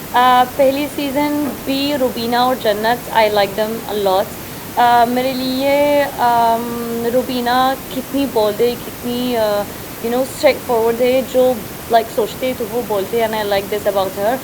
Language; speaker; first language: Hindi; non-native, learner; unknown